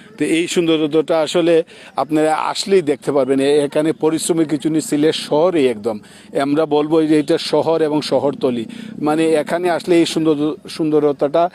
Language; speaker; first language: Bangla; native; Bangla